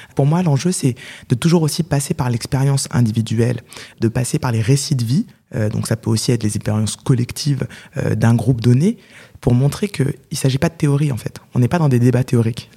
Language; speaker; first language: French; native; French